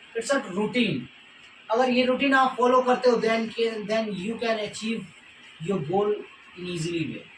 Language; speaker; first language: Hindi; native; Hindi